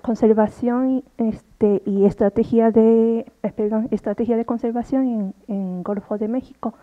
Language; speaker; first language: Spanish; non-native, fluent; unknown